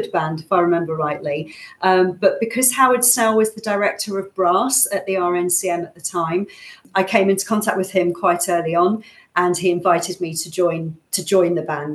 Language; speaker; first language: English; native; English